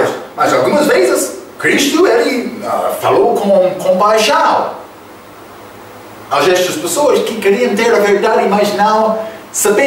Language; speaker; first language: Portuguese; non-native, fluent; English